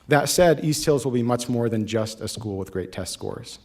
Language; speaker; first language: English; native; English